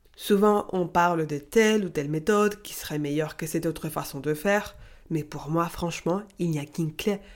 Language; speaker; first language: French; non-native, fluent; Spanish